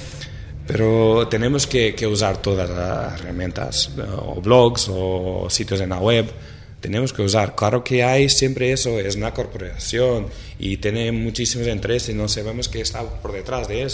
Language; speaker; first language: Spanish; non-native, fluent; Portuguese